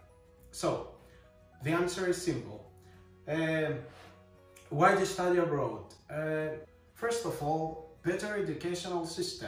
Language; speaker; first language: English; non-native, fluent; Greek